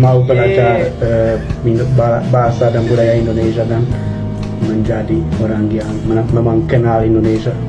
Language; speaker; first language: Indonesian; non-native, fluent; Hungarian